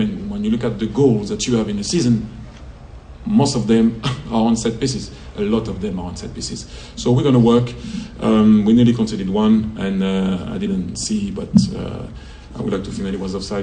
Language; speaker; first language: English; non-native, fluent; French